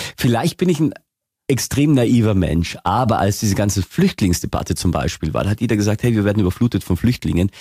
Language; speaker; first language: German; native; German